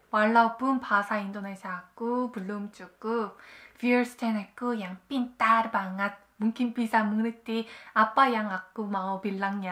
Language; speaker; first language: Indonesian; non-native, learner; Korean